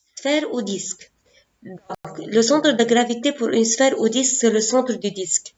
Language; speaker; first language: French; non-native, local second language; Arabic